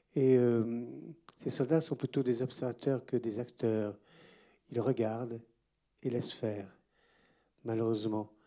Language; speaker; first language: French; native; French